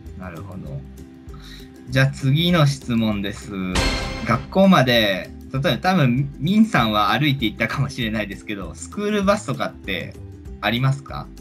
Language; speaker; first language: Japanese; native; Japanese